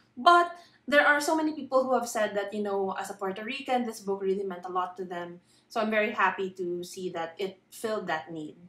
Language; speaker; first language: English; non-native, local second language; Filipino